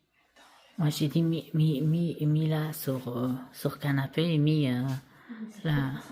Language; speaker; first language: French; non-native, learner; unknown